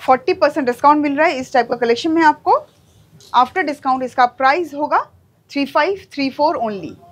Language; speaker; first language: Hindi; non-native, local second language; Bangla